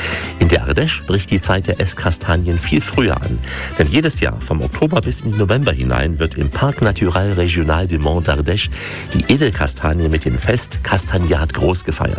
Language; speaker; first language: German; native; German